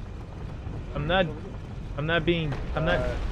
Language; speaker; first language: English; native; English